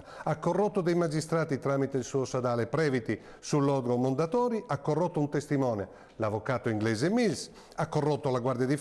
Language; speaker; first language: Italian; native; Italian